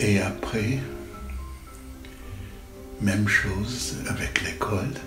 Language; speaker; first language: French; non-native, learner; German